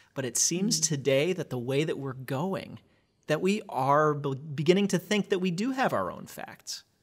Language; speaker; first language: English; native; English